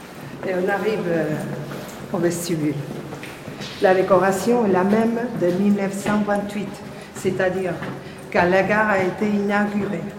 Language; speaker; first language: French; non-native, fluent; Spanish